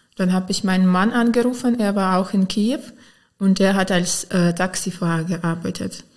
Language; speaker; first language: German; non-native, fluent; Ukrainian